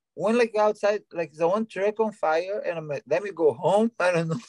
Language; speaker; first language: English; non-native, learner; Portuguese